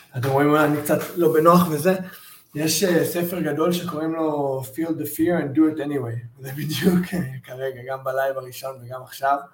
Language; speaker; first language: Hebrew; early bilingual, heritage; Hebrew